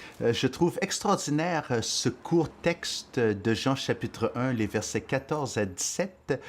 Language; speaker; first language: French; native; French